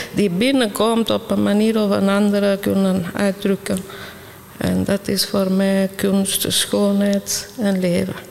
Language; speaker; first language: Dutch; non-native, fluent; Italian